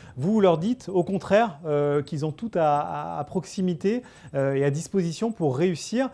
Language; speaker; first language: French; native; French